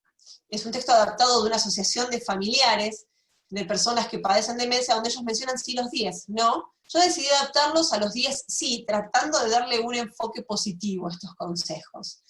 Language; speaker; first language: Spanish; native; Spanish